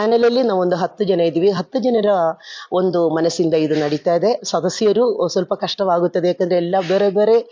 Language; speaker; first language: Kannada; non-native, local second language; Malayalam